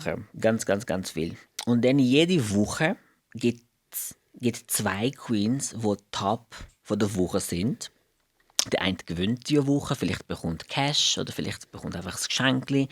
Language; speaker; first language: German; non-native, fluent; Portuguese